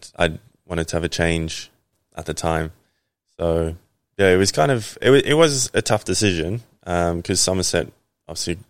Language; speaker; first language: English; native; English